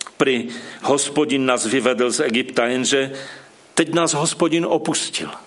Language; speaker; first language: Czech; non-native, local second language; Polish